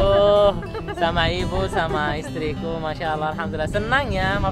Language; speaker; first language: Indonesian; non-native, learner; Arabic